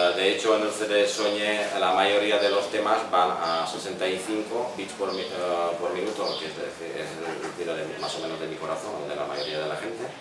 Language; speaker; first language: Spanish; non-native, fluent; Czech